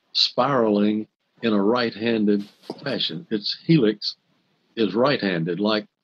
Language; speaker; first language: English; native; English